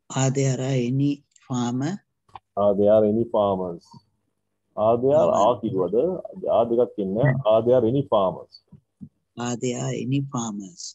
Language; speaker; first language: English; non-native, fluent; Sinhala